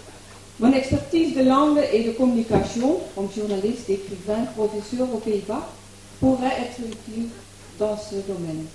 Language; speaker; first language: French; non-native, fluent; Dutch